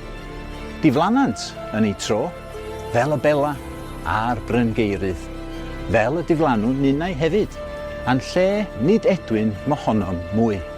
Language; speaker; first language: Welsh; native; Welsh